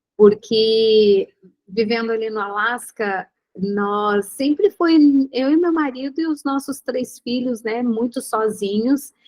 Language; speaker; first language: Portuguese; native; Portuguese